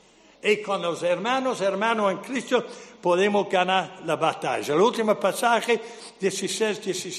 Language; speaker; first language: Spanish; non-native, fluent; English